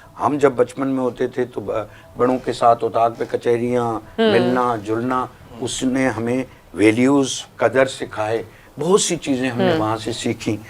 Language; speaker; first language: Urdu; non-native, local second language; Sindhi